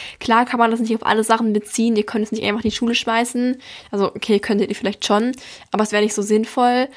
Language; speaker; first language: German; native; German